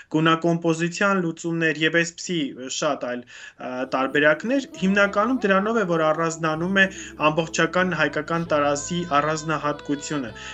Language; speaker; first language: Armenian; native; Armenian